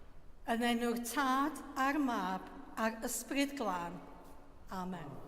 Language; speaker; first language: Welsh; native; Welsh